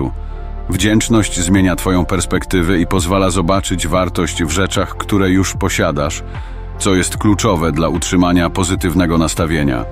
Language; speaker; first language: Polish; native; Polish